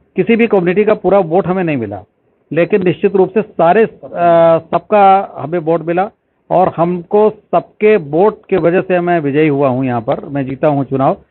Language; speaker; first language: Hindi; native; Hindi